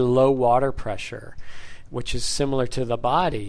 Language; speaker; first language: English; native; English